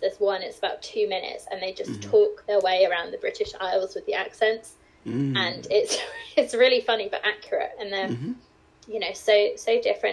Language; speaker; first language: English; native; English